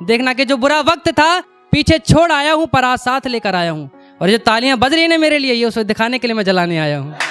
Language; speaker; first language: Hindi; native; Hindi